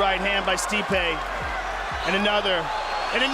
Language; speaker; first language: English; native; English